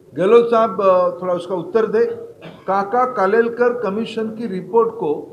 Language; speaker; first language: Hindi; non-native, local second language; Odia